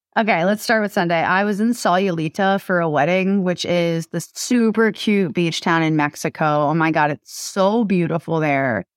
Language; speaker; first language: English; native; English